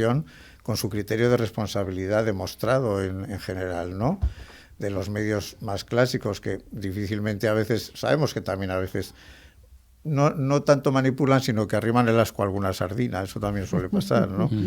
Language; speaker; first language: Spanish; native; Spanish